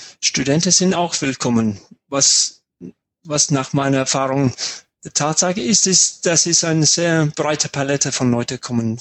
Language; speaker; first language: German; non-native, fluent; English